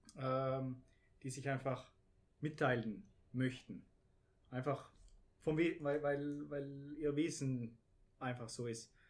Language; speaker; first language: German; native; German